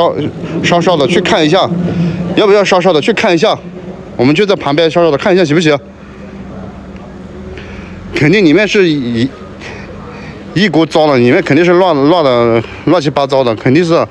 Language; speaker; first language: Chinese; native; Chinese